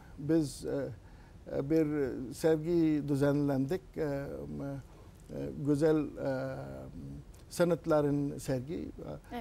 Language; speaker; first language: Turkish; non-native, learner; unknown